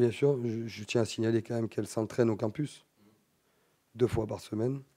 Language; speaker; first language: French; native; French